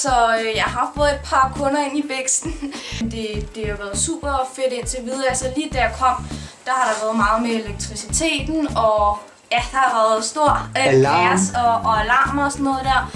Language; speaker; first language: Danish; native; Danish